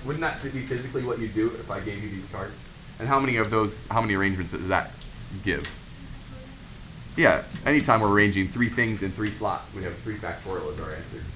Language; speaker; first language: English; native; English